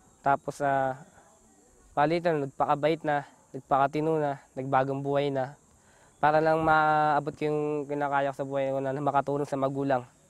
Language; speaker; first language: Filipino; native; Filipino